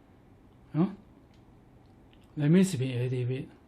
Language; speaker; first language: English; non-native, learner; Chinese